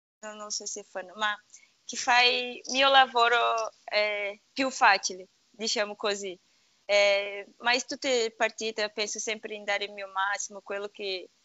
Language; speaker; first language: Italian; non-native, learner; Portuguese